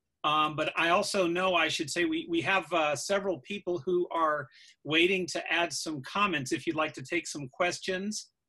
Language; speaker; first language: English; native; English